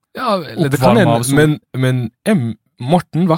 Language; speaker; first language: Norwegian; early bilingual, other home language; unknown